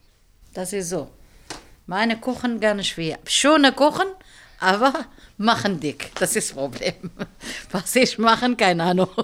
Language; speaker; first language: German; non-native, learner; Arabic